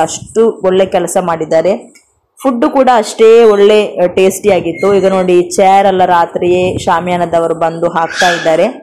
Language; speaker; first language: Kannada; non-native, local second language; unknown